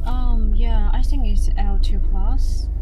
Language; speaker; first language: English; non-native, learner; Chinese